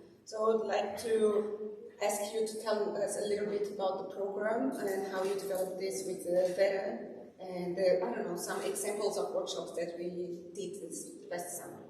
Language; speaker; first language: English; non-native, fluent; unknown